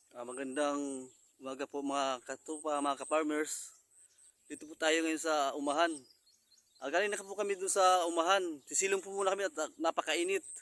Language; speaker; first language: Filipino; non-native, local second language; Bikol